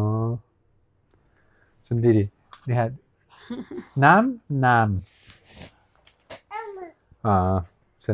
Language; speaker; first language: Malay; non-native, learner; Catalan